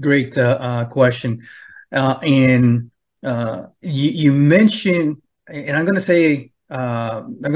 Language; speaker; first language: English; non-native, fluent; Spanish